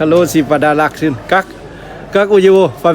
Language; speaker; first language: Russian; non-native, learner; Lao